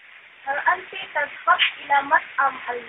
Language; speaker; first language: Arabic; non-native, learner; Malay